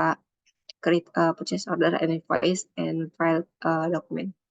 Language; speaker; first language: English; non-native, learner; Indonesian